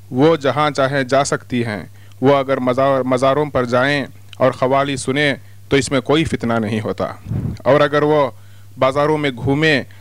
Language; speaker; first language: Urdu; native; Urdu